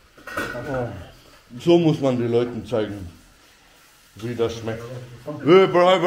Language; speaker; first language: German; early bilingual, other home language; Albanian